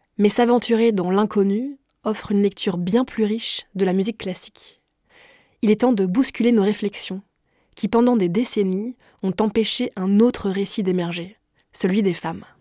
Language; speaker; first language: French; native; French